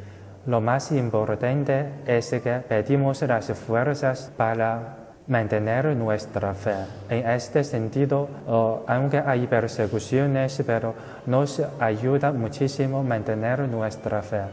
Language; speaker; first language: Spanish; non-native, fluent; Chinese